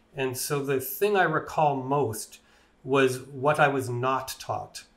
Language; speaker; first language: English; native; English